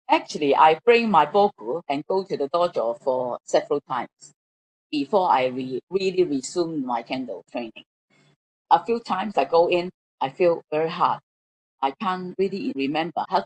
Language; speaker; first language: English; non-native, local second language; Cantonese